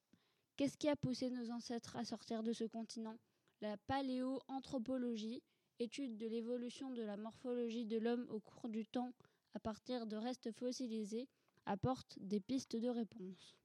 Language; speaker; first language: French; native; French